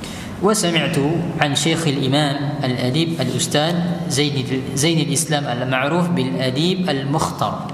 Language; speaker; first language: Arabic; non-native, fluent; Indonesian